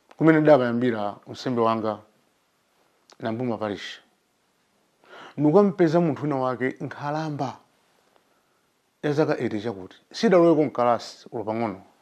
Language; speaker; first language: Nyanja; native; Nyanja